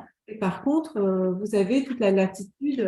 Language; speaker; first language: French; native; French